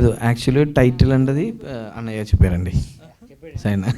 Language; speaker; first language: Telugu; non-native, local second language; Malayalam